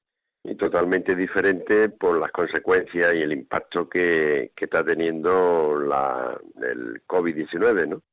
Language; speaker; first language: Spanish; native; Spanish